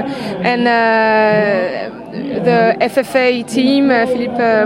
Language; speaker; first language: English; non-native, learner; French